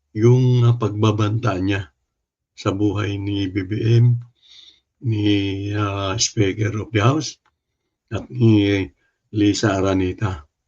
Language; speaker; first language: Filipino; non-native, local second language; Cebuano